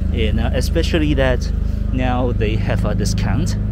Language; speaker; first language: English; non-native, local second language; Cantonese